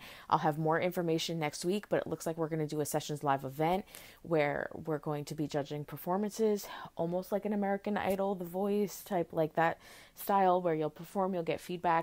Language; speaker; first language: English; native; English